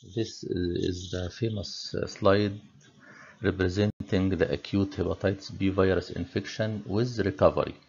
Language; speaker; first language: English; non-native, fluent; Arabic